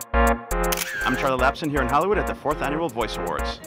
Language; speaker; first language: English; native; English